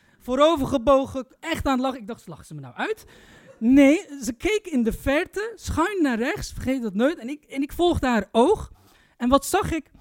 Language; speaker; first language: Dutch; early bilingual, other home language; Turkish